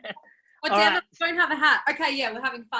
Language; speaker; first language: English; native; English